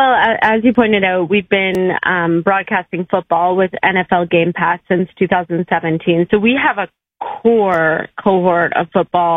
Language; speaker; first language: English; native; English